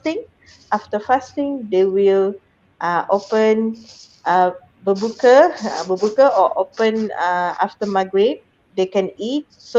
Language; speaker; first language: English; non-native, fluent; Malay